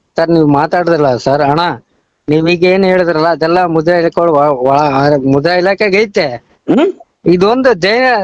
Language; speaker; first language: Kannada; native; Kannada